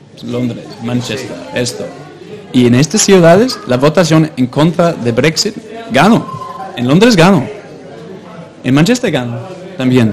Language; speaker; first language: Spanish; non-native, fluent; English